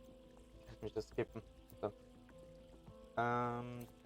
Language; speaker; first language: German; native; German